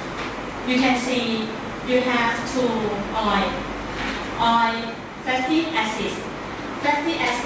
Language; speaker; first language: English; non-native, learner; Thai